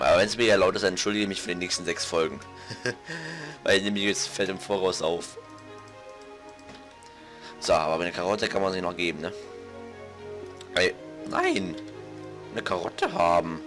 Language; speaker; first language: German; native; German